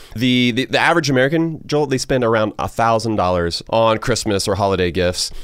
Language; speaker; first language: English; native; English